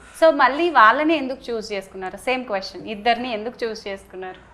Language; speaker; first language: Telugu; native; Telugu